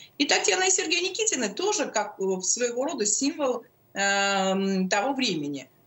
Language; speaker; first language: Russian; native; Russian